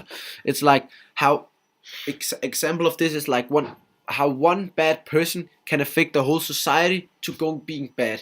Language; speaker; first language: English; non-native, fluent; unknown